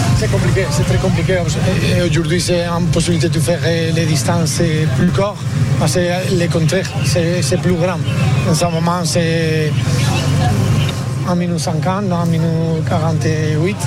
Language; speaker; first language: French; non-native, learner; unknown